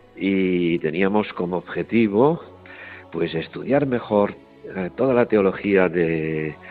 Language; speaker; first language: Spanish; native; Spanish